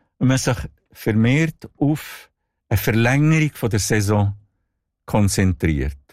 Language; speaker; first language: German; non-native, local second language; Italian